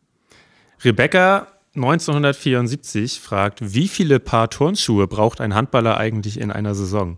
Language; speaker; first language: German; native; German